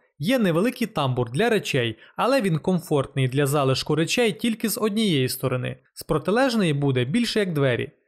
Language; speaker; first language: Ukrainian; non-native, local second language; Russian